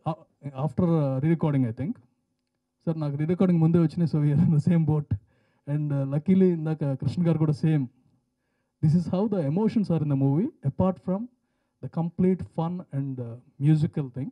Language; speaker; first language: Telugu; native; Telugu